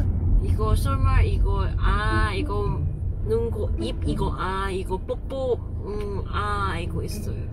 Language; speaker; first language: Korean; non-native, learner; Cantonese